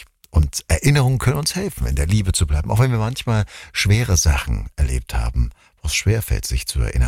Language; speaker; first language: German; native; German